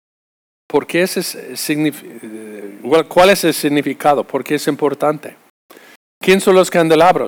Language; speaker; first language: Spanish; non-native, fluent; English